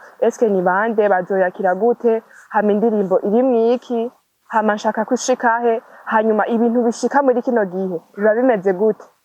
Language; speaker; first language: Rundi; native; Rundi